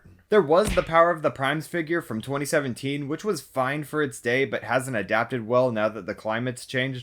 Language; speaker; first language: English; native; English